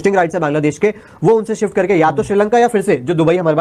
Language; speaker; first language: Hindi; native; Hindi